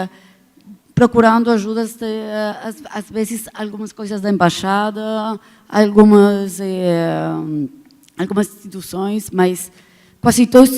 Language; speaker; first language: Portuguese; non-native, fluent; Spanish